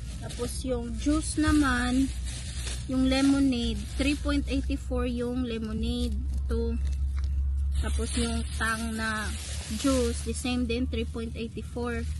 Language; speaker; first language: Filipino; native; Filipino